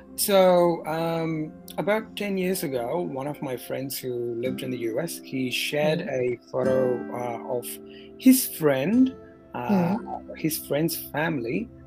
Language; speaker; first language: English; non-native, local second language; Tamil